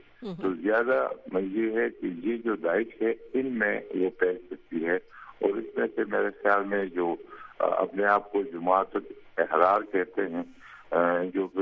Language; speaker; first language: Urdu; native; Urdu